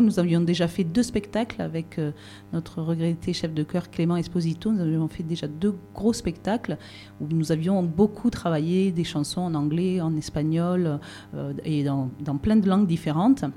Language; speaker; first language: French; native; French